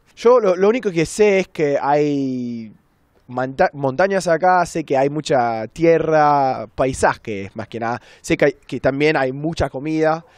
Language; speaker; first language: Spanish; non-native, fluent; English